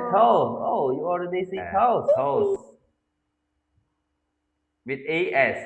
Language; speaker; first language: English; non-native, learner; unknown